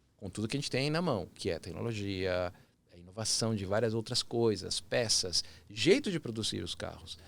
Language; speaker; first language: Portuguese; early bilingual, other home language; Spanish